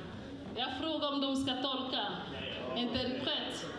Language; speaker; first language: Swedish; non-native, fluent; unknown